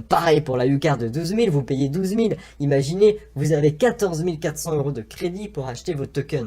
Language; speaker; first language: French; native; French